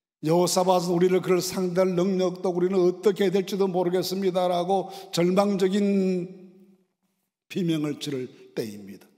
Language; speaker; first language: Korean; native; Korean